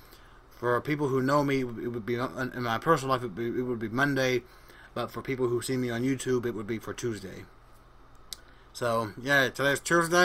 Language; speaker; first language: English; native; English